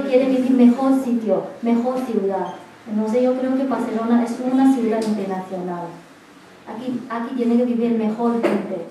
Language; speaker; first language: Spanish; non-native, learner; Chinese